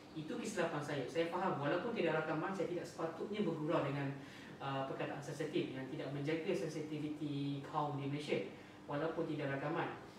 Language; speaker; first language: Malay; native; Malay